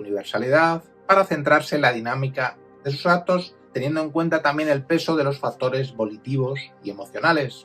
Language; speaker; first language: Spanish; native; Spanish